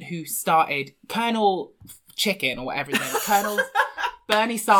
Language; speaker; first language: English; native; English